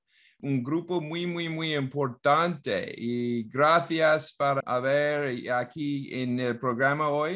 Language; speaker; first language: Spanish; non-native, learner; English